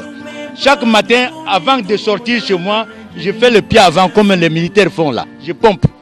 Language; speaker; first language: French; non-native, local second language; Fula